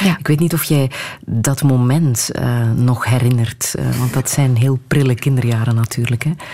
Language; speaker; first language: Dutch; native; Dutch